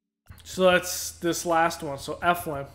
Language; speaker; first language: English; native; English